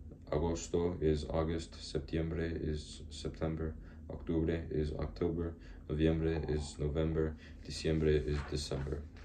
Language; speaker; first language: Spanish; non-native, learner; English